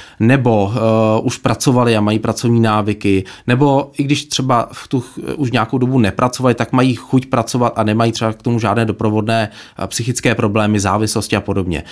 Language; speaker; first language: Czech; native; Czech